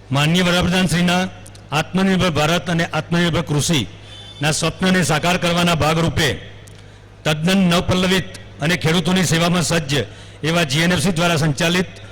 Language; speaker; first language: Hindi; non-native, local second language; Gujarati